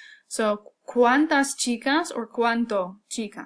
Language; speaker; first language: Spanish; non-native, fluent; English